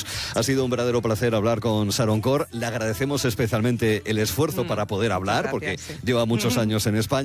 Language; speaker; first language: Spanish; native; Spanish